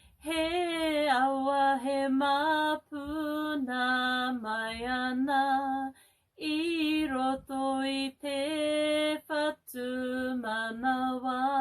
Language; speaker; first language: Māori; non-native, local second language; English